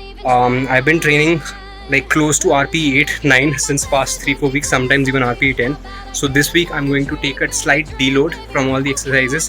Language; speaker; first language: English; non-native, local second language; Hindi